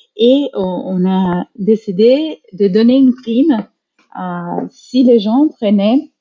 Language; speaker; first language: French; non-native, fluent; Portuguese